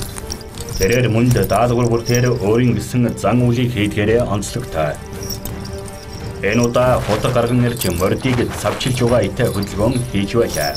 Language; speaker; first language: Mongolian; native; Mongolian